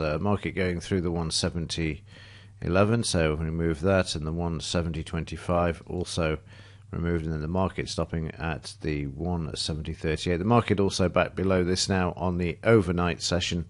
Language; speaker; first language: English; native; English